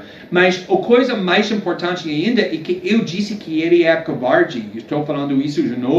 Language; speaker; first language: Portuguese; non-native, fluent; English